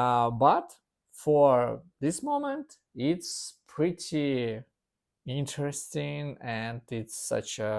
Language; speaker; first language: English; non-native, learner; Russian